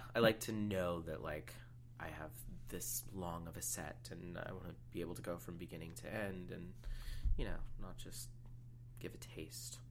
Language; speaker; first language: English; native; English